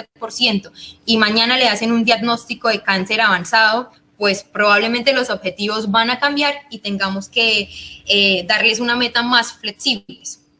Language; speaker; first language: Spanish; native; Spanish